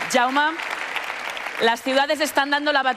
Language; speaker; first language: Spanish; native; Spanish